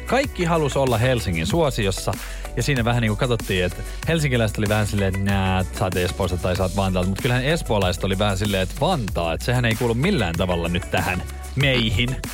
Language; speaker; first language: Finnish; native; Finnish